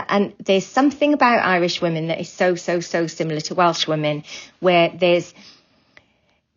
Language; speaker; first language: English; native; English